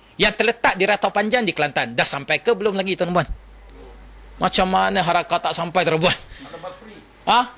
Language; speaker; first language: Malay; non-native, local second language; Chinese